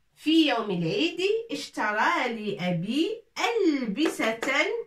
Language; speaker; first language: Arabic; non-native, fluent; French